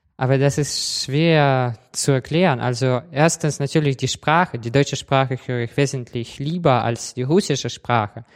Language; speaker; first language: German; non-native, fluent; Russian